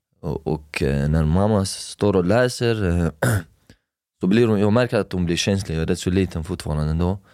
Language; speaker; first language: Swedish; early bilingual, other home language; Persian